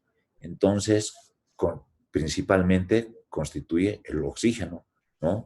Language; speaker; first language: Spanish; native; Spanish